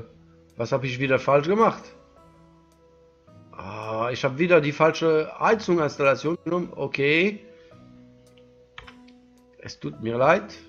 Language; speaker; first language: German; non-native, learner; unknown